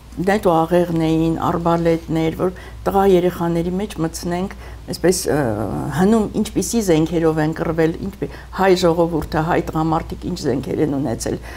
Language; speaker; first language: Armenian; native; Armenian